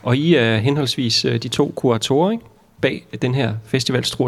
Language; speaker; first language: Danish; native; Danish